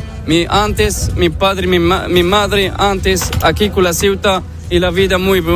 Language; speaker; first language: Spanish; non-native, learner; Arabic